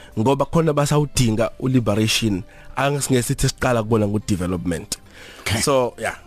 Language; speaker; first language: Zulu; native; Zulu